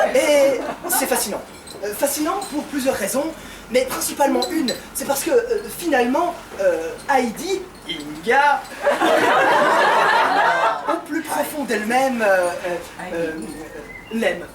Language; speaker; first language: French; native; French